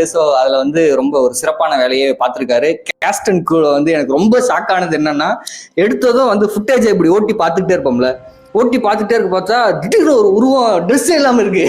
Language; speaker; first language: Tamil; native; Tamil